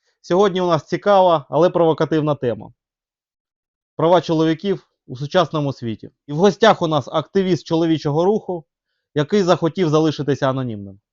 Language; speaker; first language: Ukrainian; native; Ukrainian